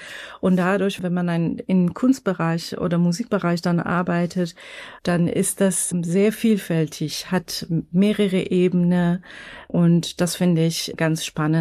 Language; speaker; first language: German; non-native, fluent; Persian